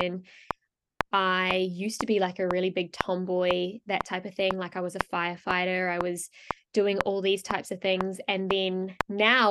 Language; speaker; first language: English; native; English